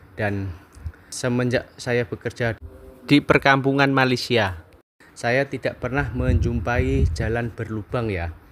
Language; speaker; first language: Indonesian; native; Indonesian